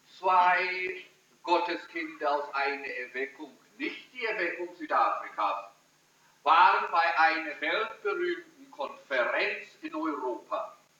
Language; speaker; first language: German; early bilingual, heritage; German